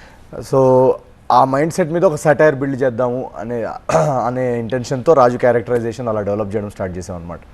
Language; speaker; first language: Telugu; native; Telugu